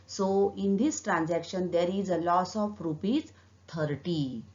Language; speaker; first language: English; non-native, local second language; Marathi